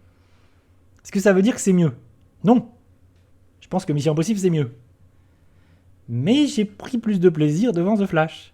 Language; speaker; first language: French; native; French